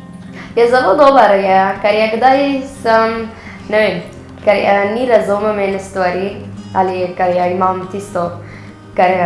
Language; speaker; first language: Slovenian; non-native, learner; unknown